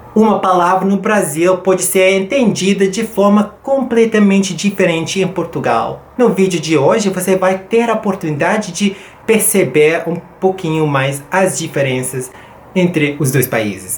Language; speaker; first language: Portuguese; non-native, fluent; English